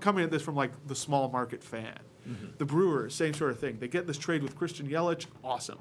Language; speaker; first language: English; native; English